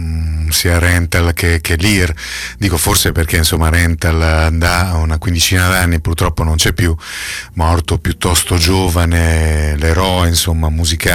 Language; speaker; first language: Italian; native; Italian